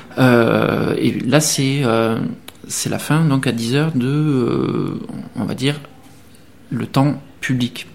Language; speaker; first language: French; native; French